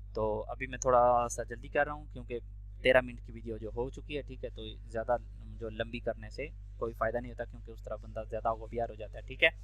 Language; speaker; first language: Urdu; non-native, local second language; Punjabi